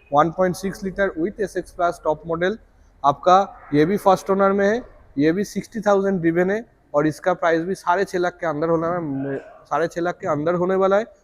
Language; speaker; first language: Hindi; non-native, local second language; Bangla